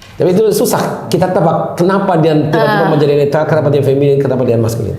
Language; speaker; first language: Indonesian; early bilingual, heritage; German